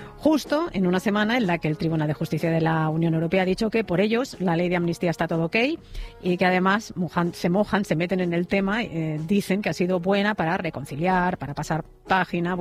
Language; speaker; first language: Spanish; native; Spanish